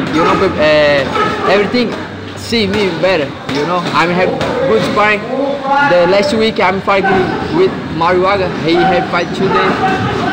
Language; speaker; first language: English; non-native, learner; Portuguese